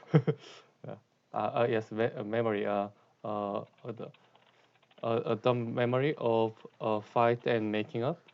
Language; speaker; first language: English; non-native, learner; Korean